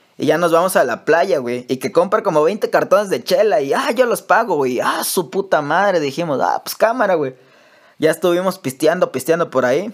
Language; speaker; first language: Spanish; native; Spanish